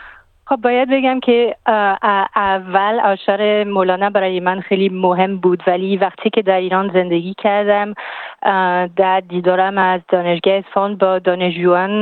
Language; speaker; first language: Persian; non-native, fluent; French